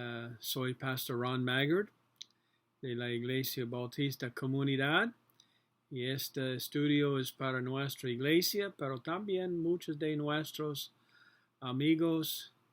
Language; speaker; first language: Spanish; non-native, learner; English